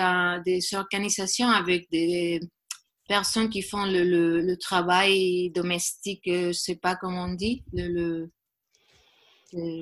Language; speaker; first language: French; non-native, learner; Spanish